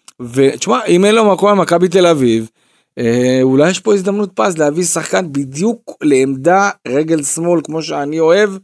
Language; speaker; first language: Hebrew; native; Hebrew